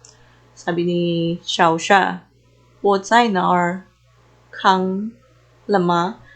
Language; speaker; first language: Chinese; non-native, learner; Filipino